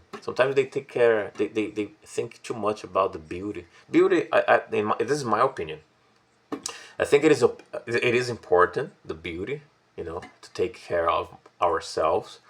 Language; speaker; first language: English; non-native, fluent; Portuguese